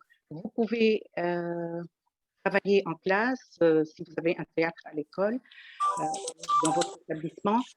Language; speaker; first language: French; non-native, local second language; Arabic